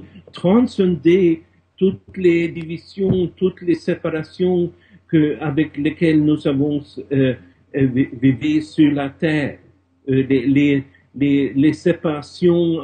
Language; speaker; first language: French; non-native, fluent; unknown